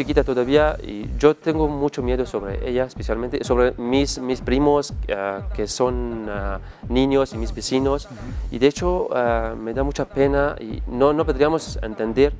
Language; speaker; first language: Spanish; non-native, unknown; Arabic